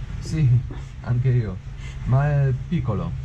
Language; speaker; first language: Italian; non-native, learner; Polish